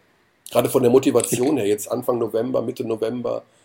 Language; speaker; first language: German; native; German